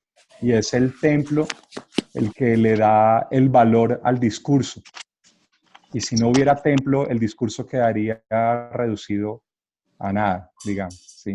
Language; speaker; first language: Spanish; native; Spanish